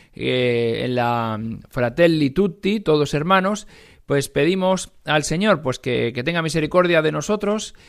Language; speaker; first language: Spanish; native; Spanish